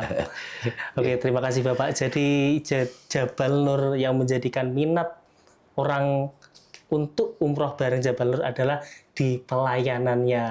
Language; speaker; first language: Indonesian; native; Indonesian